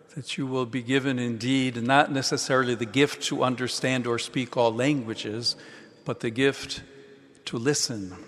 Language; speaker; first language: English; native; English